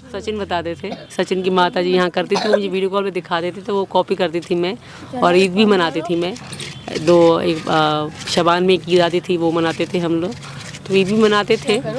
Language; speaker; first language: Urdu; non-native, local second language; Sindhi